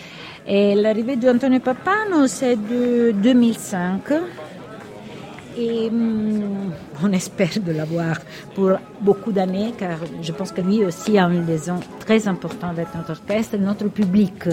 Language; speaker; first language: French; non-native, fluent; Italian